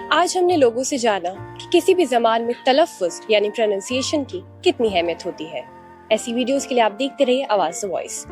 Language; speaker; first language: Urdu; native; Urdu